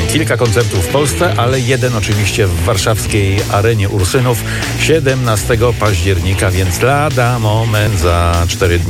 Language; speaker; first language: Polish; native; Polish